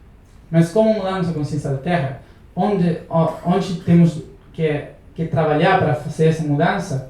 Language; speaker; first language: Portuguese; non-native, learner; Spanish